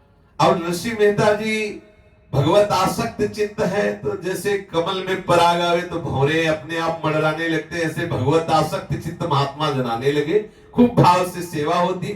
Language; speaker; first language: Hindi; native; Hindi